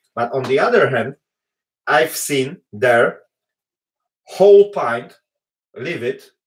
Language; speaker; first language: English; non-native, fluent; Polish